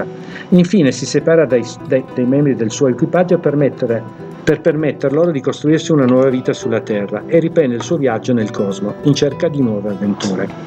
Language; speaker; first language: Italian; native; Italian